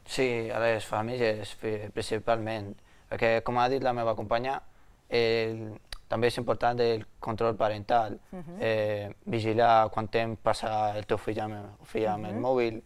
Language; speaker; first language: Catalan; early bilingual, other home language; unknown